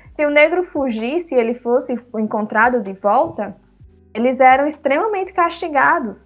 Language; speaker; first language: Portuguese; early bilingual, other home language; Upper Guinea Crioulo